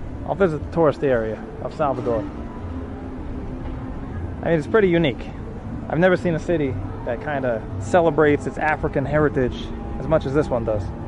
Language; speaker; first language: English; native; English